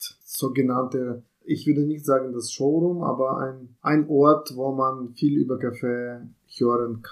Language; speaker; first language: German; non-native, fluent; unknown